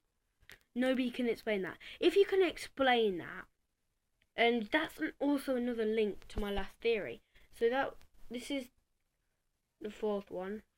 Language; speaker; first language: English; native; English